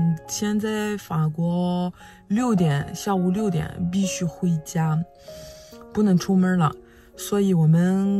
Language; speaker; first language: Chinese; non-native, fluent; French